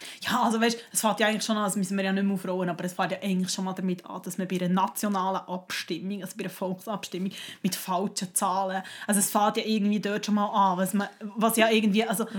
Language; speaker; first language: German; native; German